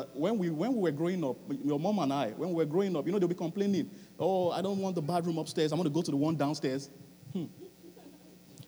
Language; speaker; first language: English; non-native, local second language; Yoruba